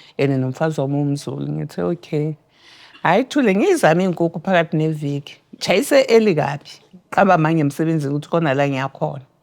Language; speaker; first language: Zulu; native; Zulu